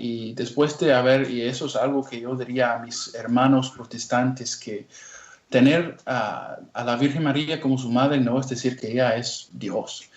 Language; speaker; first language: Spanish; non-native, fluent; English